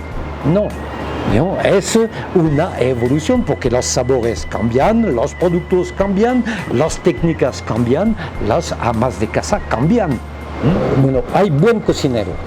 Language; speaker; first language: Spanish; non-native, fluent; French